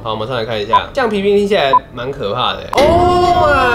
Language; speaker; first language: Chinese; native; Chinese